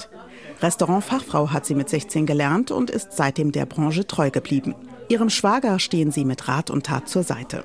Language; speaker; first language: German; native; German